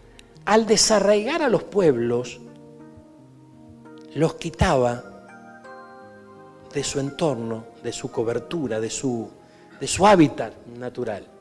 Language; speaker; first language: Spanish; native; Spanish